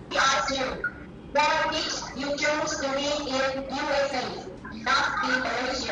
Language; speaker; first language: English; non-native, learner; Vietnamese